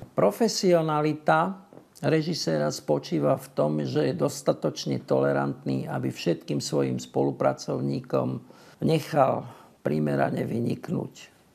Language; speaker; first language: Slovak; native; Slovak